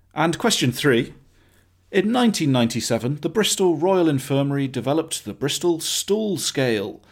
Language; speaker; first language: English; native; English